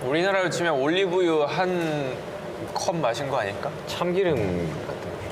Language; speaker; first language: Korean; native; Korean